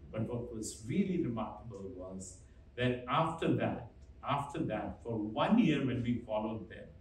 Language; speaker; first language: English; non-native, local second language; Hindi